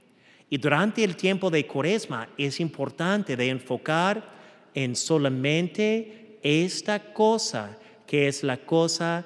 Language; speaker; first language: Spanish; early bilingual, heritage; English